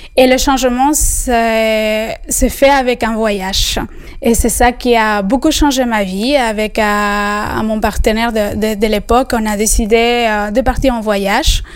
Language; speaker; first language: French; non-native, fluent; Spanish